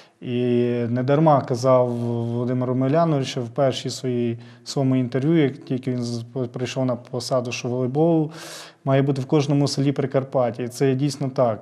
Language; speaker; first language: Ukrainian; native; Ukrainian